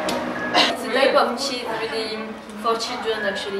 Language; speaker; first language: English; non-native, learner; French